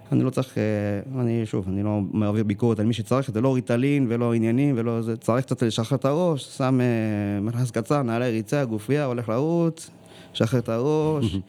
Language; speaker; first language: Hebrew; early bilingual, other home language; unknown